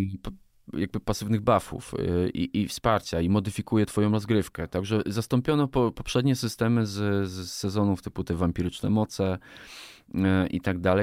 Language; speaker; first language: Polish; native; Polish